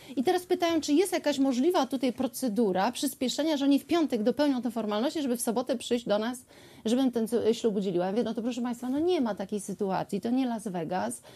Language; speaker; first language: Polish; native; Polish